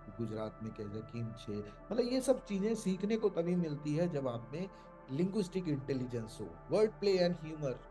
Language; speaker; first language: Hindi; non-native, local second language; Malayalam